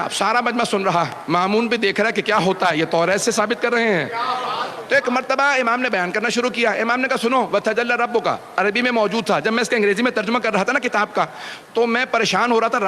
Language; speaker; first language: Urdu; native; Urdu